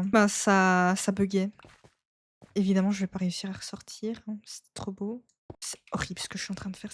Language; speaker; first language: French; native; French